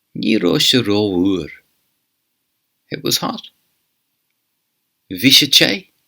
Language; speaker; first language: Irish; non-native, fluent; English